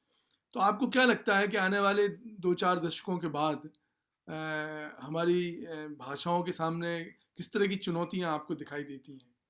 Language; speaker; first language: Hindi; native; Hindi